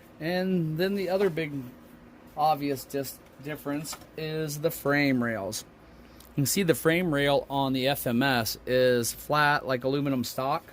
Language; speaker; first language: English; native; English